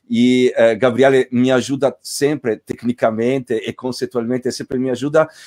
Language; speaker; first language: Portuguese; non-native, fluent; Italian